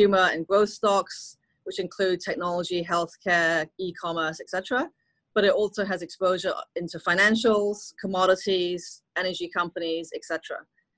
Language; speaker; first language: English; non-native, local second language; Cantonese